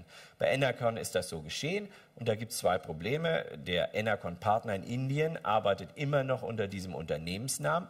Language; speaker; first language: German; native; German